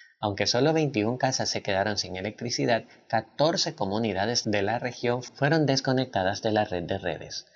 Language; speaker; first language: Spanish; native; Spanish